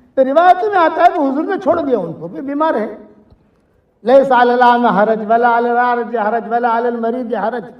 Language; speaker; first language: Urdu; native; Urdu